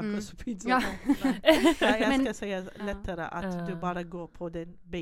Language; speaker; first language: Swedish; non-native, fluent; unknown